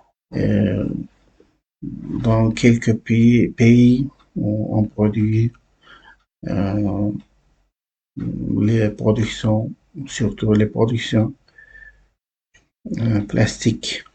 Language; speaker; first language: French; non-native, learner; Uzbek